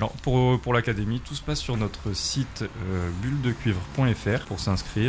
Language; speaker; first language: French; native; French